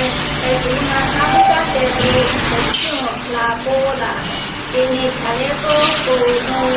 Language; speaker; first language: Spanish; non-native, learner; Chinese